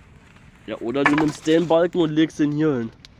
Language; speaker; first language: German; native; German